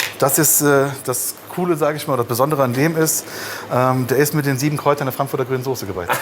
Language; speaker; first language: German; early bilingual, other home language; Russian